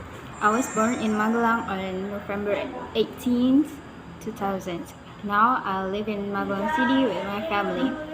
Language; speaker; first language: English; non-native, fluent; Indonesian